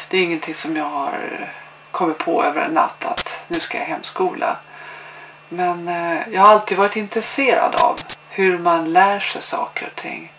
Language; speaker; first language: Swedish; native; Swedish